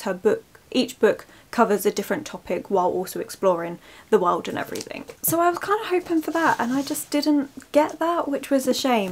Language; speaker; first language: English; native; English